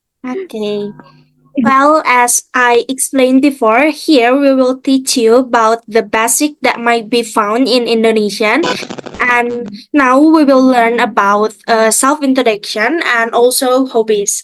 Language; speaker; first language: English; non-native, fluent; Indonesian